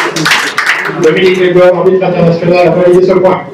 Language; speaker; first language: French; native; French